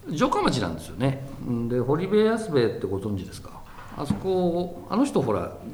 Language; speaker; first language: Japanese; native; Japanese